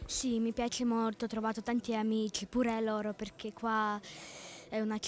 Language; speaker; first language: Italian; non-native, learner; Ukrainian